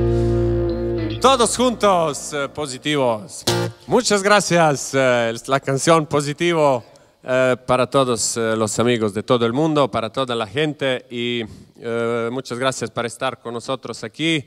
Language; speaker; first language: Spanish; non-native, learner; Croatian